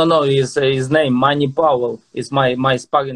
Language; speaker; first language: English; non-native, learner; Russian